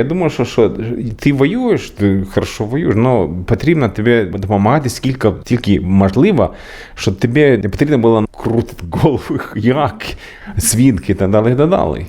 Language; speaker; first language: Ukrainian; non-native, learner; Swedish